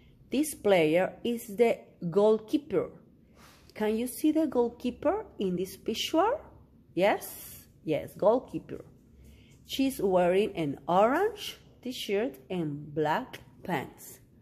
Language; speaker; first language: English; non-native, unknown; Spanish